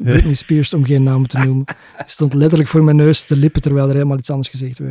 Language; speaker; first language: Dutch; native; Dutch